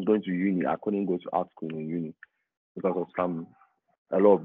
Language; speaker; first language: English; non-native, local second language; Akan